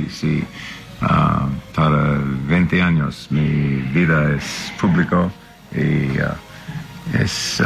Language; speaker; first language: Spanish; non-native, learner; English